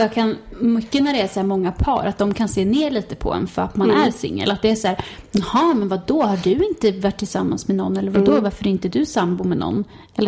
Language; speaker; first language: Swedish; native; Swedish